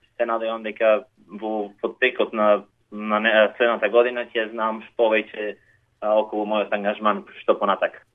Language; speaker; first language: Macedonian; native; Macedonian